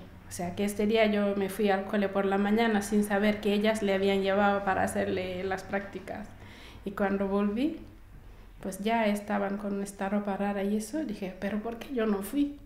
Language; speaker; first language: Spanish; non-native, fluent; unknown